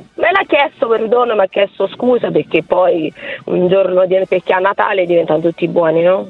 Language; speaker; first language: Italian; non-native, fluent; Portuguese